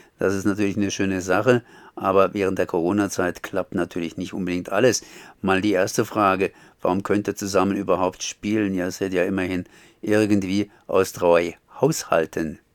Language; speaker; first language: German; native; German